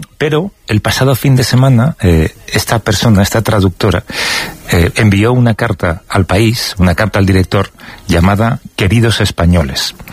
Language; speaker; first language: Spanish; native; Spanish